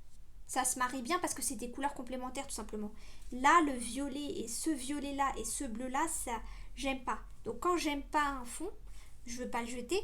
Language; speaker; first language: French; native; French